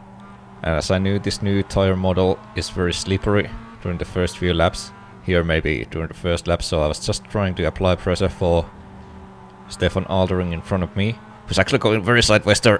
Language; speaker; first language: English; non-native, fluent; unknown